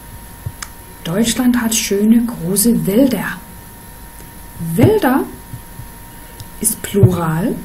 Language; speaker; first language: German; non-native, fluent; Danish